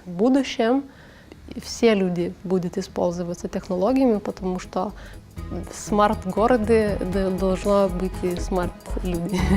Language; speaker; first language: Russian; non-native, learner; Lithuanian